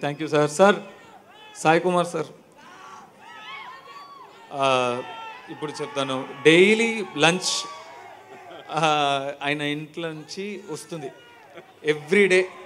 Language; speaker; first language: Telugu; non-native, learner; Tamil